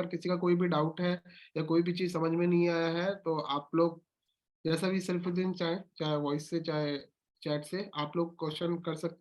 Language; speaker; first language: Hindi; native; Hindi